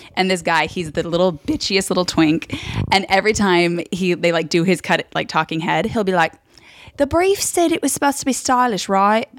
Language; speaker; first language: English; native; English